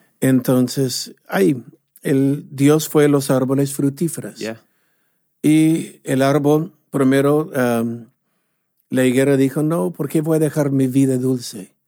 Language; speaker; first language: Spanish; non-native, fluent; English